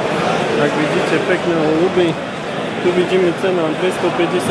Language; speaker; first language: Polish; non-native, learner; Slovak